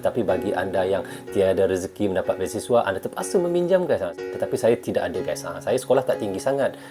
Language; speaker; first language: Malay; native; Malay